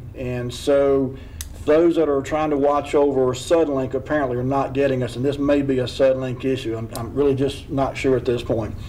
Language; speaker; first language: English; native; English